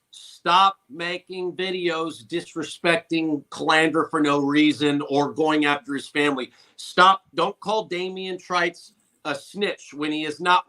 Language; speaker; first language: English; native; English